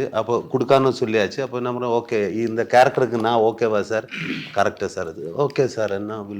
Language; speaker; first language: Tamil; non-native, learner; Malayalam